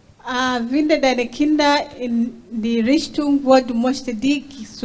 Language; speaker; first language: German; non-native, learner; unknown